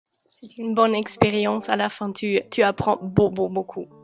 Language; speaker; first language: French; non-native, fluent; German